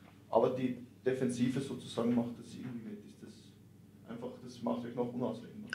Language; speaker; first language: German; native; German